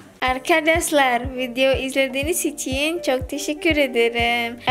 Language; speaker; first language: Turkish; non-native, learner; Indonesian